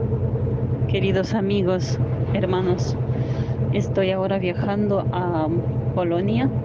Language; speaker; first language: Spanish; non-native, fluent; Ukrainian